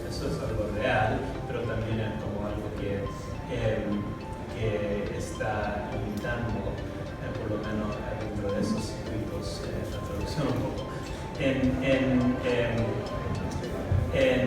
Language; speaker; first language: Spanish; non-native, fluent; English